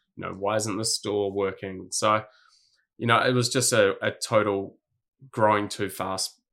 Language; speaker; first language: English; native; English